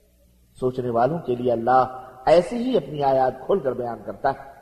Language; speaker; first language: Urdu; native; Urdu